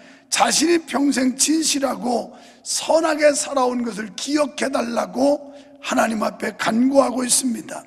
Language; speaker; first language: Korean; native; Korean